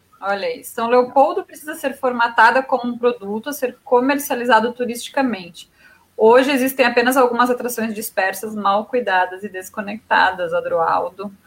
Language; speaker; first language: Portuguese; native; Portuguese